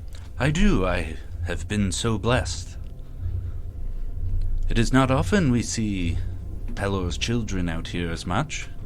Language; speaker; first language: English; native; English